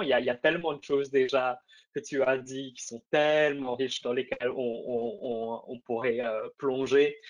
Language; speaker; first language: French; non-native, local second language; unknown